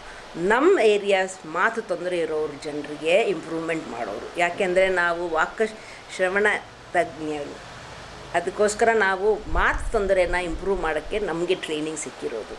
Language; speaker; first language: Kannada; non-native, local second language; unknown